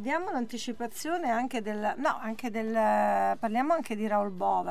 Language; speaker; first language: Italian; native; Italian